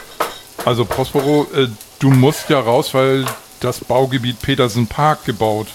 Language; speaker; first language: German; native; German